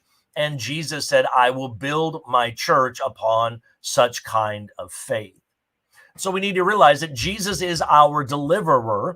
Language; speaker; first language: English; native; English